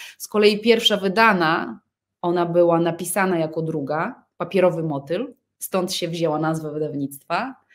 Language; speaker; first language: Polish; early bilingual, other home language; Russian